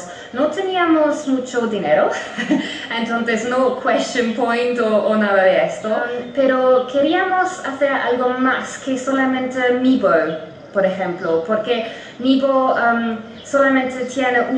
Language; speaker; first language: Spanish; non-native, fluent; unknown